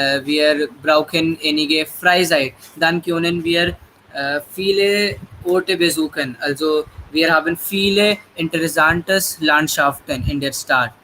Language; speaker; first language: German; non-native, learner; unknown